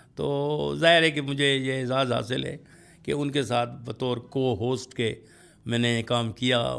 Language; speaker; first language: Urdu; non-native, local second language; Pashto